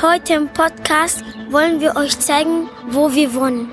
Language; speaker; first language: German; early bilingual, other home language; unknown